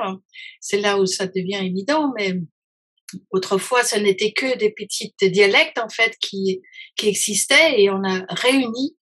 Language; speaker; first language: French; non-native, fluent; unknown